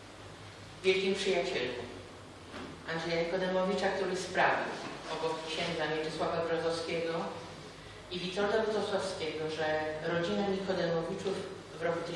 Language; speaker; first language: Polish; native; Polish